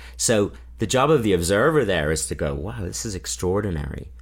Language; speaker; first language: English; native; English